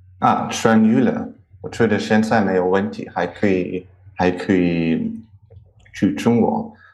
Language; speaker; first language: Chinese; non-native, learner; German